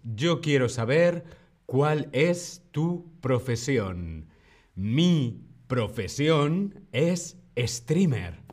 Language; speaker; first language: Spanish; non-native, fluent; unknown